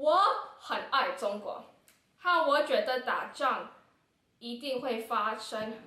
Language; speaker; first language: Chinese; non-native, learner; English